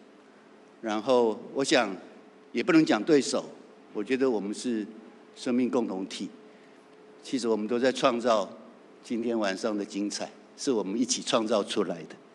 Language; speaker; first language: Chinese; native; Chinese